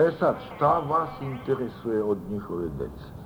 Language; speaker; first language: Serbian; early bilingual, other home language; Russian